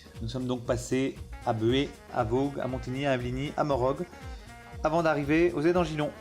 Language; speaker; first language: French; native; French